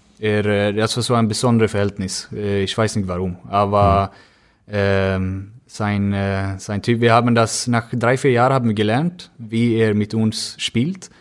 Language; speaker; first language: German; non-native, fluent; Swedish